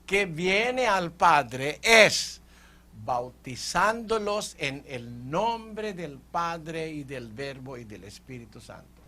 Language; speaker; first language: Spanish; non-native, fluent; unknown